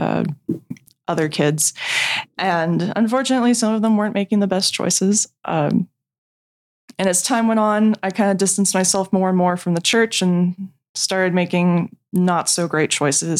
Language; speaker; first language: English; native; English